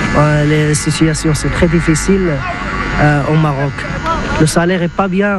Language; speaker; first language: French; non-native, learner; Arabic